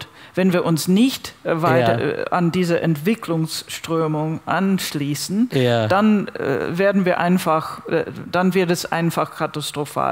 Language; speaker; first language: German; non-native, fluent; English